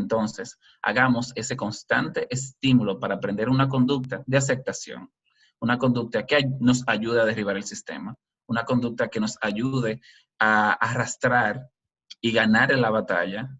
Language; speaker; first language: Spanish; native; Spanish